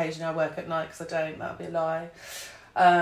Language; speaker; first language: English; native; English